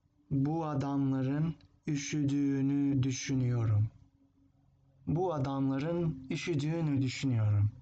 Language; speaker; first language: Turkish; non-native, fluent; English